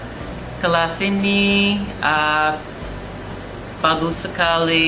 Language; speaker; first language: Indonesian; non-native, learner; English